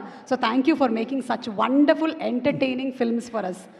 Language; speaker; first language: Telugu; native; Telugu